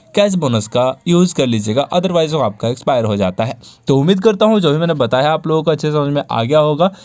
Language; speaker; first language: Hindi; native; Hindi